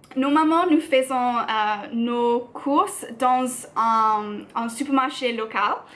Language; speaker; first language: French; non-native, learner; English